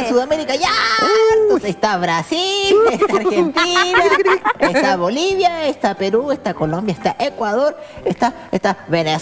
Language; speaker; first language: Spanish; native; Spanish